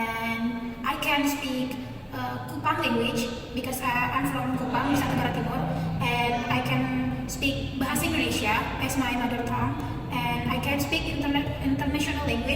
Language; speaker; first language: English; non-native, learner; Indonesian